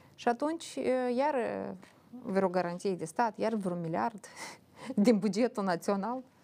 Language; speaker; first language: Romanian; native; Romanian